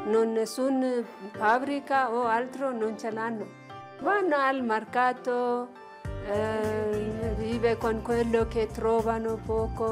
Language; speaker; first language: Italian; non-native, learner; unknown